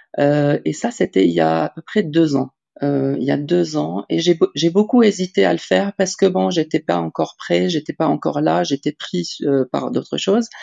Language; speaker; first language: French; non-native, local second language; Arabic